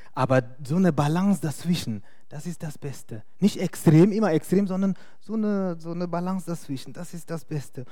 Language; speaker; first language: German; non-native, fluent; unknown